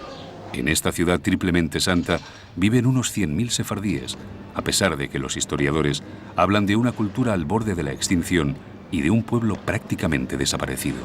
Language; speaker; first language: Spanish; native; Spanish